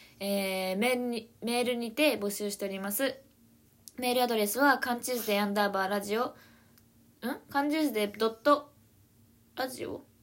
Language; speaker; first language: Japanese; non-native, fluent; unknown